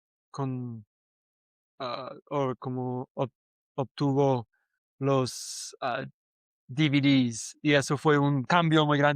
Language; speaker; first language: Spanish; non-native, learner; English